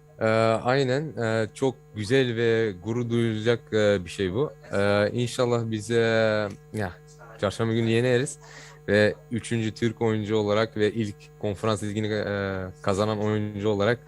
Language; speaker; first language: Turkish; early bilingual, heritage; Turkish